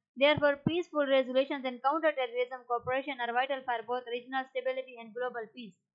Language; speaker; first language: English; non-native, local second language; Urdu